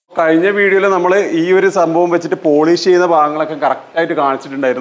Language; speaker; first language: Malayalam; native; Malayalam